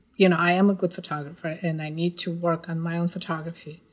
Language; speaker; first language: English; non-native, fluent; Russian